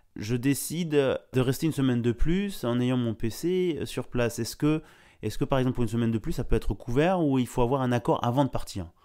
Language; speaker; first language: French; native; French